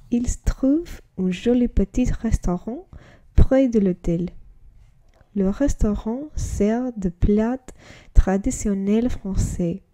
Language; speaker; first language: French; non-native, learner; English